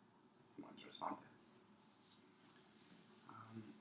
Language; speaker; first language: Spanish; non-native, learner; English